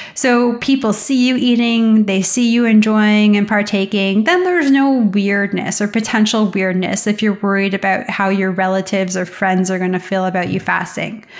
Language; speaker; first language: English; native; English